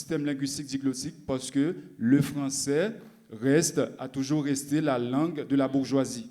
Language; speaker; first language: French; non-native, local second language; Haitian Creole